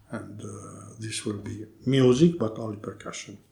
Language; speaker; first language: English; non-native, learner; Italian